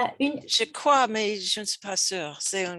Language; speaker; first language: French; non-native, learner; English